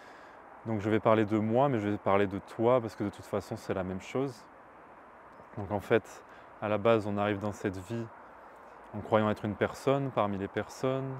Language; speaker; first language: French; native; French